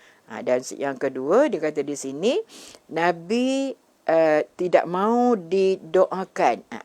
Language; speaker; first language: Malay; native; Malay